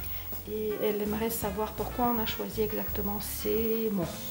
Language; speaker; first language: French; non-native, fluent; Ukrainian